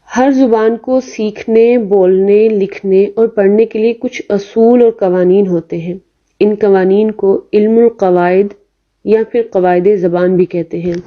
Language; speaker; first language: Urdu; native; Urdu